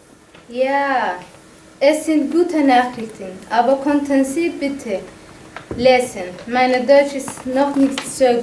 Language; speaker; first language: German; non-native, learner; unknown